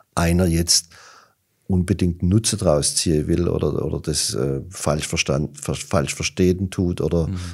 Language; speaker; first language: German; native; German